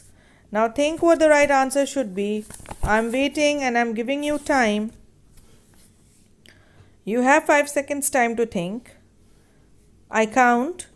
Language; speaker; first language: English; non-native, local second language; Hindi